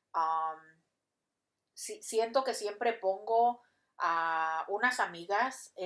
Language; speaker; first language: Spanish; early bilingual, heritage; Spanish